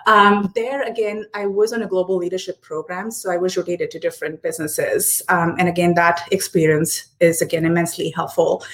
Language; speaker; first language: English; non-native, local second language; Hindi